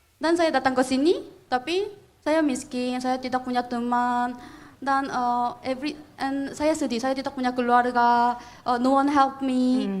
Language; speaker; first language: Indonesian; non-native, fluent; Korean